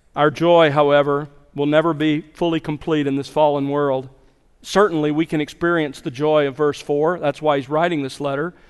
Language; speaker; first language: English; native; English